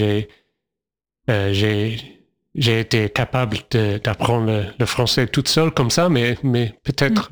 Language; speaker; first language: French; non-native, fluent; English